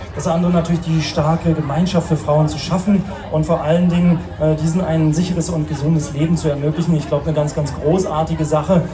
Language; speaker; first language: German; native; German